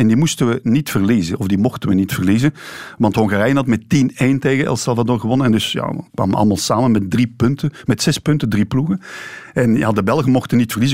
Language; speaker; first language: Dutch; native; Dutch